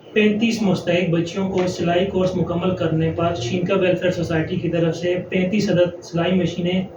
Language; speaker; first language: Urdu; non-native, local second language; Punjabi